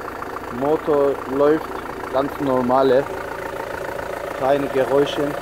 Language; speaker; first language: German; non-native, learner; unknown